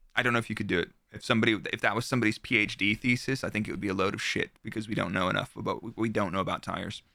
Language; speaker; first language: English; native; English